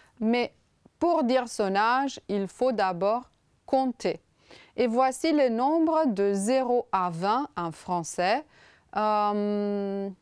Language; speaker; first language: French; non-native, fluent; Romanian